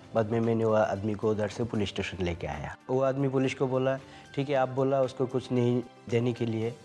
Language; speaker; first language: Hindi; non-native, learner; Bangla